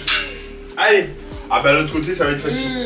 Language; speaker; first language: French; native; French